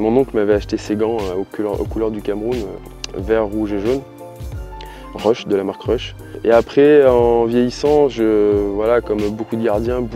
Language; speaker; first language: French; native; French